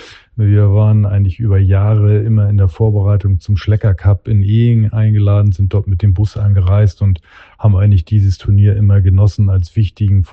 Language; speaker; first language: German; native; German